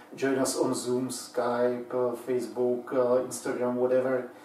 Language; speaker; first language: English; non-native, fluent; Czech